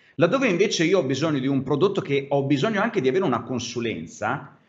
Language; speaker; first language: Italian; native; Italian